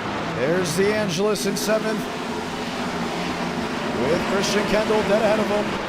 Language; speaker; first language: English; native; English